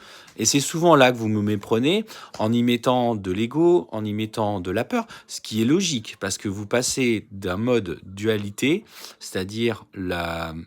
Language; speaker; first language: French; native; French